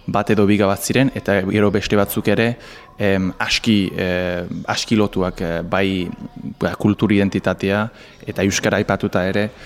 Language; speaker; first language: Basque; non-native, fluent; English